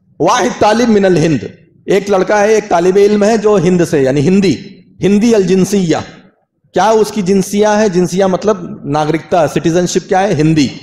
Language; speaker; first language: Urdu; native; Urdu